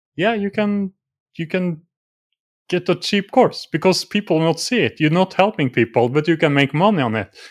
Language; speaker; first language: English; non-native, fluent; Norwegian